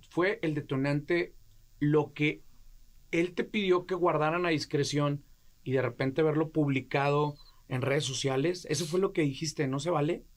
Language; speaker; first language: Spanish; native; Spanish